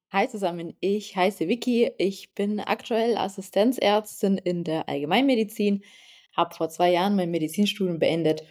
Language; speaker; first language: German; non-native, fluent; Lithuanian